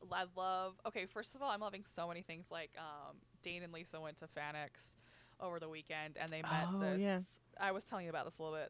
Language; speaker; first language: English; native; English